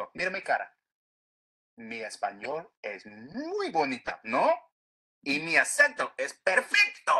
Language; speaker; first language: Spanish; non-native, learner; English